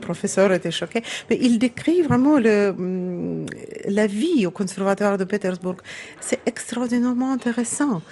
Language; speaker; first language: French; non-native, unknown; Russian